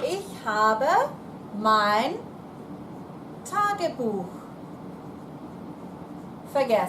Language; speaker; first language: German; non-native, fluent; English